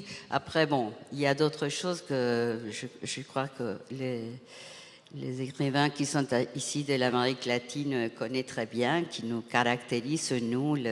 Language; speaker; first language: French; non-native, fluent; Spanish